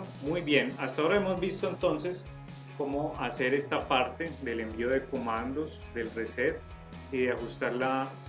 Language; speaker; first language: Spanish; native; Spanish